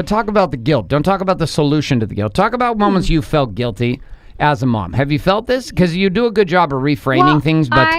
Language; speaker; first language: English; native; English